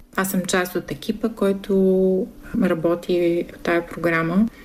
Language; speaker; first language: Bulgarian; native; Bulgarian